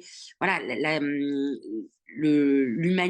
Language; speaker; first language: French; native; French